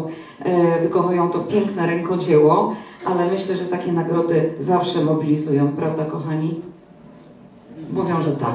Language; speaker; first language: Polish; native; Polish